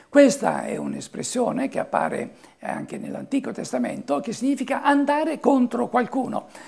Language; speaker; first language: Italian; native; Italian